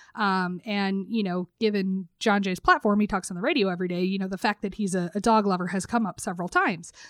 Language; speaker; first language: English; native; English